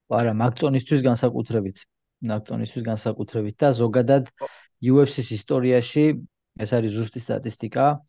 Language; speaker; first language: Georgian; native; Georgian